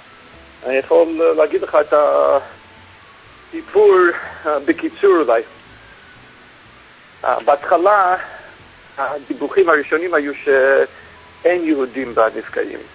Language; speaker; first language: Hebrew; non-native, fluent; English